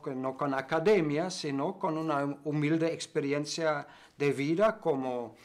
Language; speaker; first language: Spanish; non-native, fluent; German